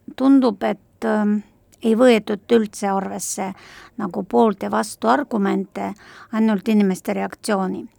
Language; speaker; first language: Estonian; non-native, local second language; Russian